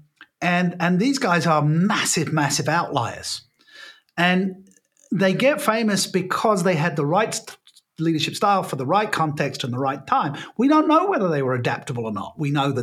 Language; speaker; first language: English; native; English